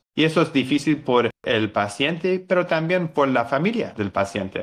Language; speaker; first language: Spanish; non-native, fluent; English